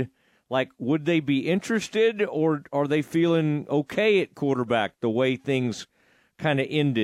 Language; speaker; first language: English; native; English